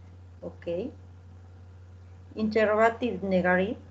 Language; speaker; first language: English; non-native, learner; Spanish